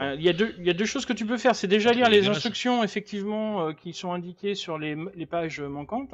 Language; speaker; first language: French; native; French